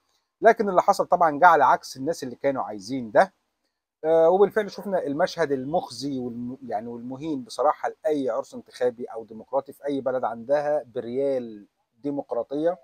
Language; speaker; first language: Arabic; native; Arabic